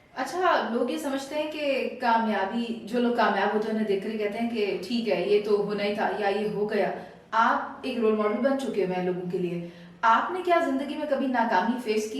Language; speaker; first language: Urdu; native; Urdu